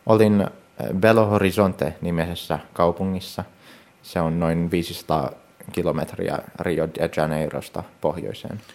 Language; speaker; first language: Finnish; early bilingual, heritage; Finnish